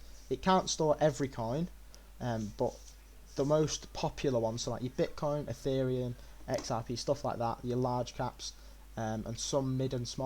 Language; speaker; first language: English; native; English